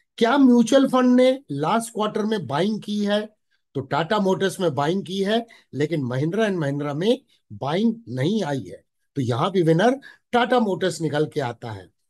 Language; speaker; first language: Hindi; native; Hindi